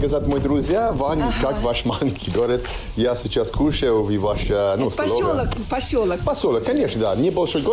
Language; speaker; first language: Russian; non-native, learner; English